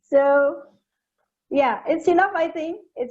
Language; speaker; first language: English; non-native, learner; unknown